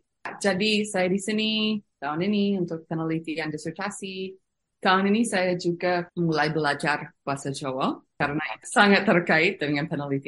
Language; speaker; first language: Indonesian; non-native, fluent; English